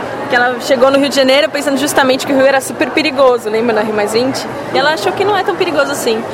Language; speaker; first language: Portuguese; native; Portuguese